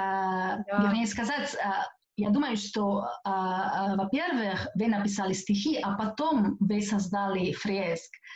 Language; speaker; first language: Russian; non-native, fluent; Catalan